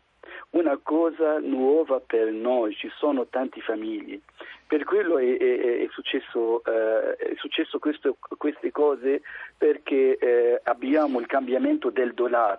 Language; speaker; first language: Italian; non-native, fluent; Arabic